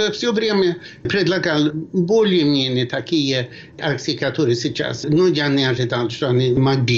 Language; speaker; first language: Russian; non-native, fluent; Swedish